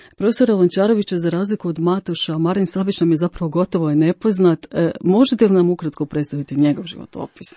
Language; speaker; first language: Croatian; native; Croatian